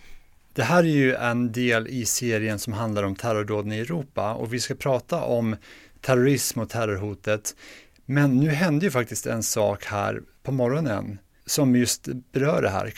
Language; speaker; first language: Swedish; native; Swedish